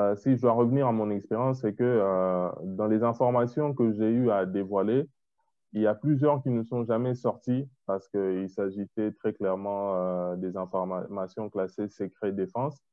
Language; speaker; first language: French; non-native, local second language; Lingala